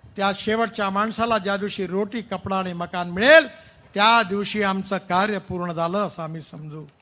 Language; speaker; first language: Marathi; native; Marathi